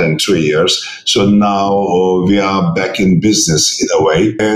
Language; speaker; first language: English; non-native, fluent; Turkish